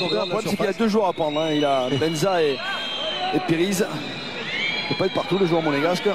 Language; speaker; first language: French; native; French